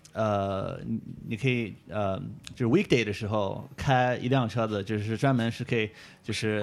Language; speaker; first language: Chinese; early bilingual, heritage; Chinese